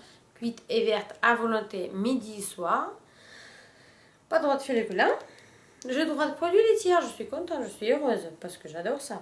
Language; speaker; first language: French; non-native, fluent; Russian